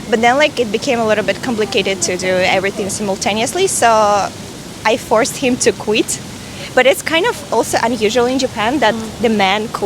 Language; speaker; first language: English; non-native, fluent; Russian